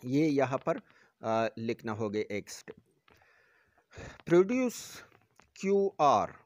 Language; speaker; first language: Urdu; non-native, local second language; Pashto